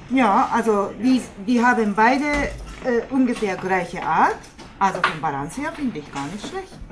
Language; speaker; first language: German; non-native, learner; Japanese